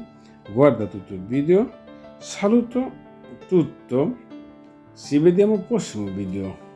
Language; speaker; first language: Italian; non-native, learner; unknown